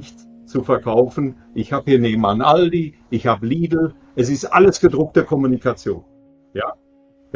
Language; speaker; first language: German; native; German